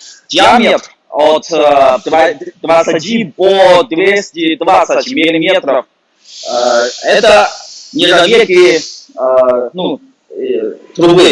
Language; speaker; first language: Russian; non-native, fluent; Chinese